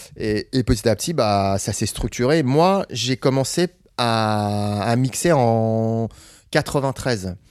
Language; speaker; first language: French; non-native, fluent; English